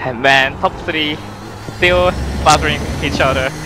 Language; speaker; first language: English; non-native, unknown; Japanese